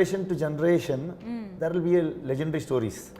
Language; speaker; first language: Telugu; non-native, learner; Kannada